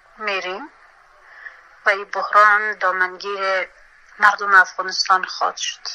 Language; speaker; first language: Persian; native; Persian